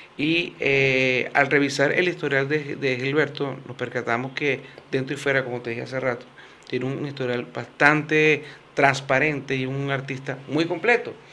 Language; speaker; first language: Spanish; native; Spanish